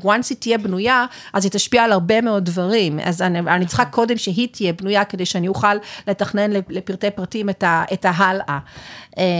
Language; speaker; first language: Hebrew; native; Hebrew